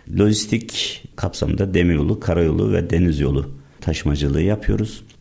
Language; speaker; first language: Turkish; native; Turkish